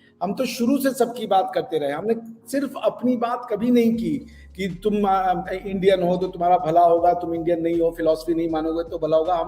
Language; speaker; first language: Hindi; native; Hindi